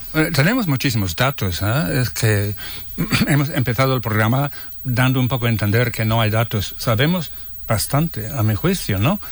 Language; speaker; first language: Spanish; non-native, fluent; English